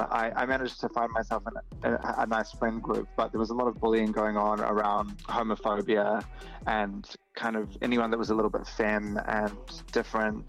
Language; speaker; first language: English; native; English